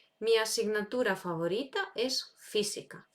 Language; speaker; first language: Spanish; non-native, fluent; Ukrainian